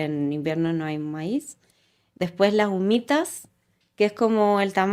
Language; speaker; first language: Spanish; native; Spanish